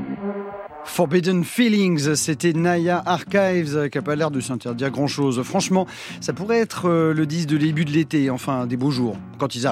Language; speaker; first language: French; native; French